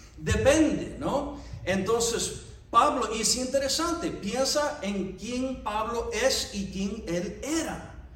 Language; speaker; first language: Spanish; non-native, fluent; English